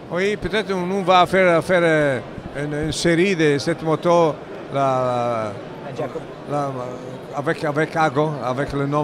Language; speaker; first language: French; non-native, fluent; Italian